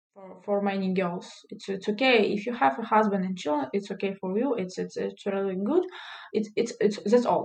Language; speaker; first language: English; non-native, learner; Russian